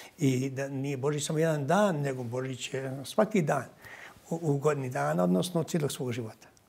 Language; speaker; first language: Croatian; native; Croatian